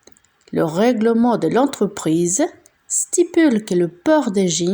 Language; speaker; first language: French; non-native, fluent; Spanish